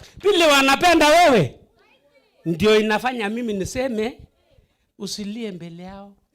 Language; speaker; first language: Swahili; non-native, local second language; Kalenjin